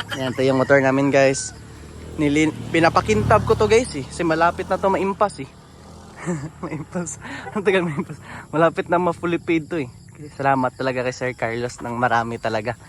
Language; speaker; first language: Filipino; non-native, local second language; Cebuano